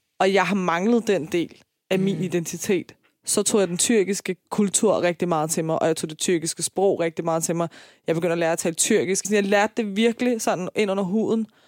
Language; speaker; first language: Danish; early bilingual, other home language; Persian